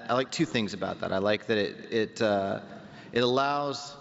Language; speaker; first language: English; native; English